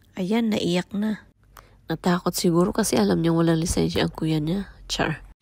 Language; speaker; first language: Filipino; non-native, local second language; Iloko